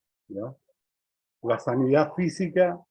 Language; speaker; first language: Spanish; native; Spanish